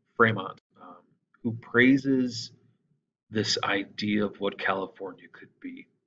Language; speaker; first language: English; native; English